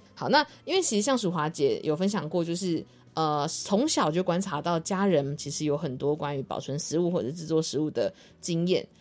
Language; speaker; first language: Chinese; native; Chinese